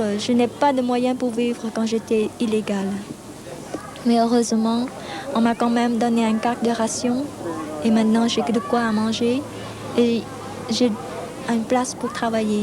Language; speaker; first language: French; non-native, fluent; Khmer